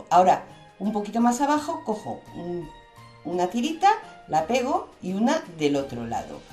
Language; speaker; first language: Spanish; native; Spanish